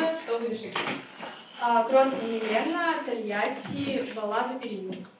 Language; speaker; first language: Russian; native; Russian